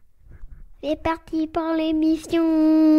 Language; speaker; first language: French; native; French